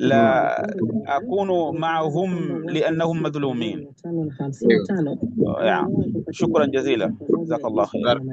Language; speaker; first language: Arabic; non-native, learner; Swahili